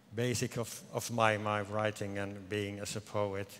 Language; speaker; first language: English; non-native, fluent; Finnish